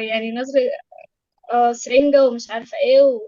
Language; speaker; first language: Arabic; native; Arabic